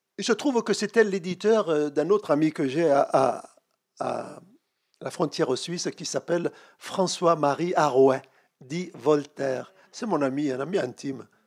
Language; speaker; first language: French; native; French